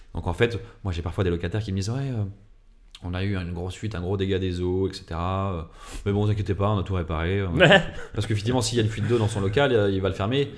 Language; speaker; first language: French; native; French